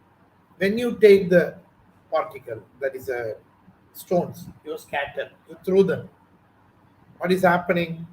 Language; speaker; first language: English; non-native, local second language; Tamil